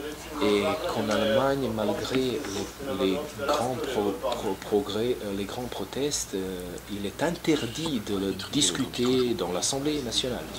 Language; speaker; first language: French; non-native, fluent; Serbian